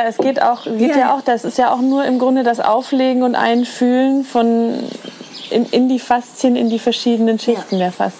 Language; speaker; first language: German; native; German